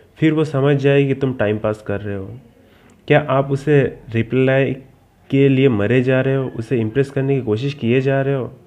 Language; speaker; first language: Hindi; native; Hindi